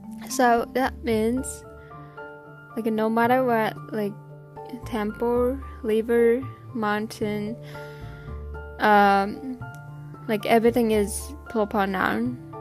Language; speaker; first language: English; non-native, learner; Japanese